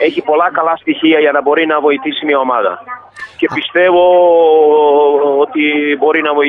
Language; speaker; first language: Greek; non-native, fluent; Serbian